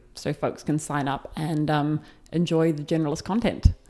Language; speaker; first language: English; native; English